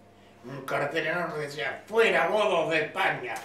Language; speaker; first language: Spanish; native; Spanish